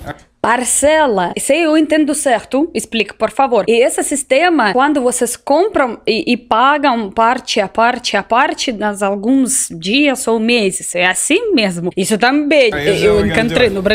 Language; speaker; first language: Portuguese; non-native, learner; Russian